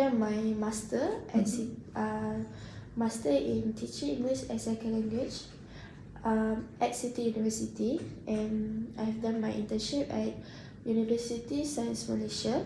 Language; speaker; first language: English; non-native, learner; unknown